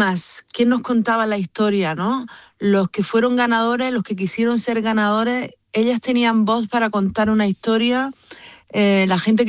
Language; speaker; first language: Spanish; native; Spanish